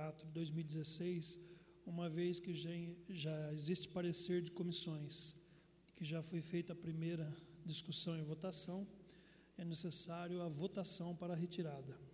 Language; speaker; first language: Portuguese; native; Portuguese